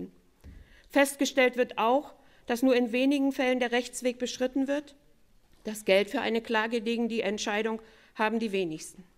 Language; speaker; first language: German; native; German